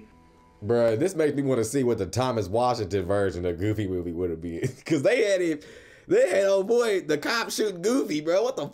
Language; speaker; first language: English; native; English